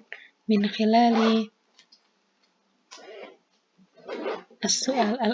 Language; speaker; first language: Arabic; non-native, fluent; Indonesian